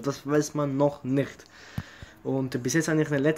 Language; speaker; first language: German; early bilingual, other home language; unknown